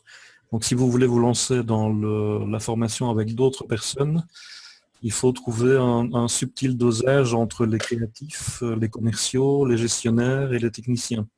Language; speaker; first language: French; native; French